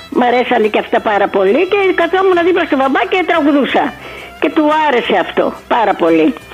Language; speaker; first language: Greek; native; Greek